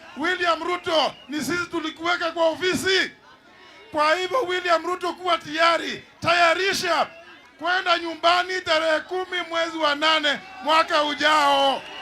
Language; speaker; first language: Swahili; non-native, local second language; Kikuyu